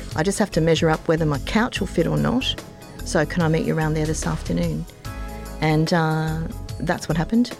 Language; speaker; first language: English; native; English